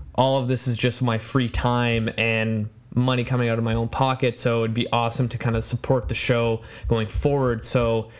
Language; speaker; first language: English; non-native, fluent; Polish